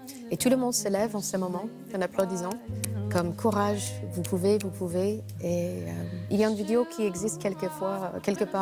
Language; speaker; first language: French; non-native, fluent; English